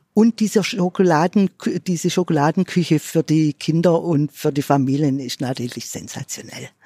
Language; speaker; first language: German; native; German